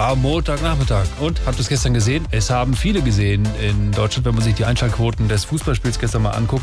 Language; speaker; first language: German; native; German